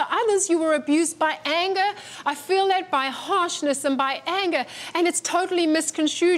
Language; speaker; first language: English; native; English